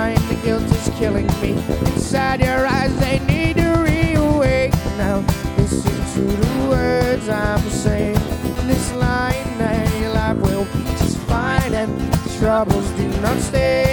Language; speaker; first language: English; native; English